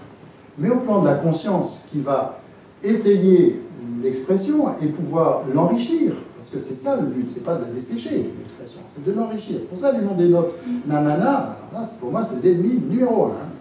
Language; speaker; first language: French; native; French